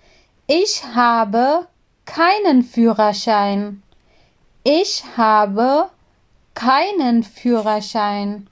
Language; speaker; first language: German; non-native, fluent; Urdu